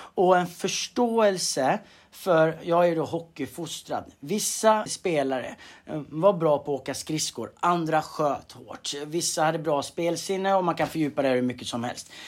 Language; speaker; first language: Swedish; native; Swedish